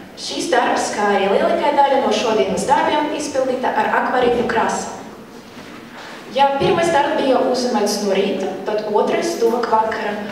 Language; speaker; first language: Latvian; non-native, local second language; Russian